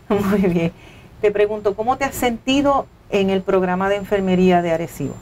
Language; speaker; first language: Spanish; native; Spanish